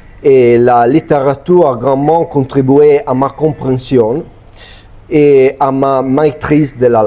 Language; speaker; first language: French; non-native, learner; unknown